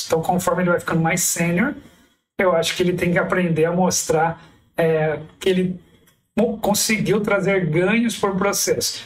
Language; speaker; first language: Portuguese; native; Portuguese